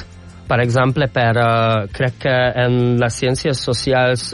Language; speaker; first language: Catalan; non-native, fluent; Spanish